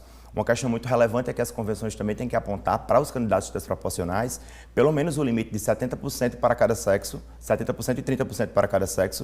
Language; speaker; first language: Portuguese; native; Portuguese